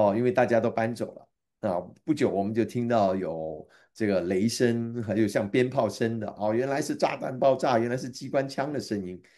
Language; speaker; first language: Chinese; native; Chinese